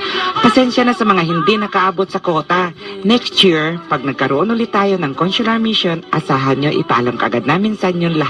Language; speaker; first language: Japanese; non-native, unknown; Cebuano